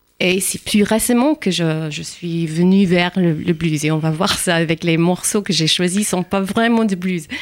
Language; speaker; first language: French; non-native, fluent; English